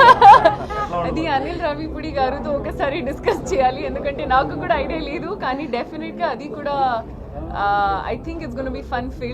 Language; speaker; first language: Telugu; non-native, learner; Hindi